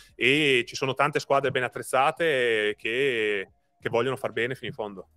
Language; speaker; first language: Italian; native; Italian